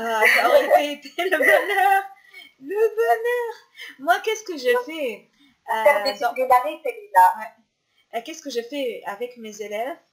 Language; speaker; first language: French; non-native, local second language; Arabic